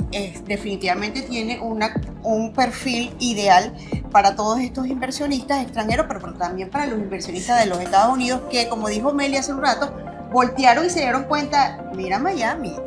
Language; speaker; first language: Spanish; native; Spanish